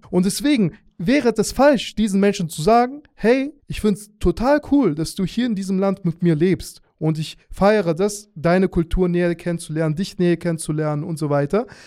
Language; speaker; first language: German; early bilingual, other home language; Russian